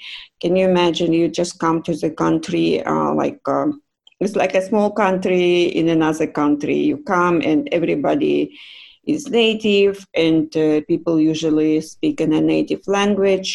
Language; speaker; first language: English; non-native, fluent; Russian